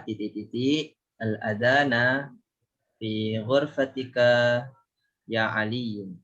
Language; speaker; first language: Arabic; non-native, fluent; Indonesian